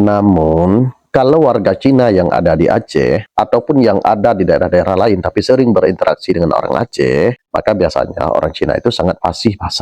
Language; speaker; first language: Indonesian; native; Indonesian